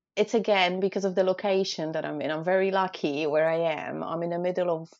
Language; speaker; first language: English; non-native, fluent; Polish